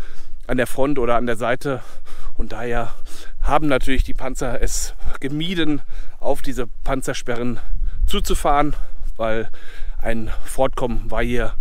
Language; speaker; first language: German; native; German